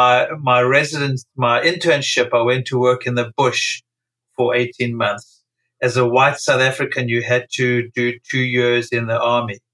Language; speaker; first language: English; native; English